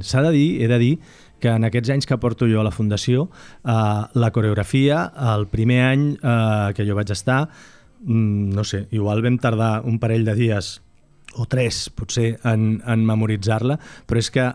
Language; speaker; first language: Catalan; native; Catalan